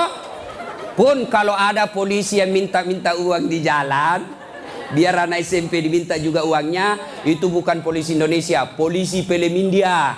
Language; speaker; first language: Indonesian; native; Indonesian